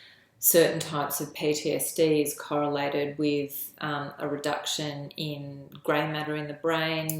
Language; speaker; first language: English; native; English